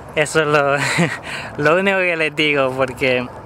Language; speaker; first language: Spanish; native; Spanish